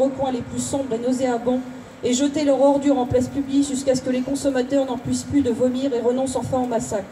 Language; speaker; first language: French; native; French